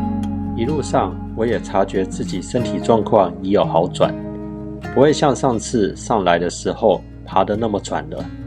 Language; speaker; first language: Chinese; native; Chinese